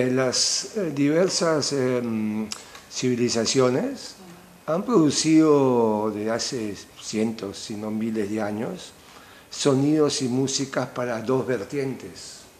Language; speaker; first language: Spanish; native; Spanish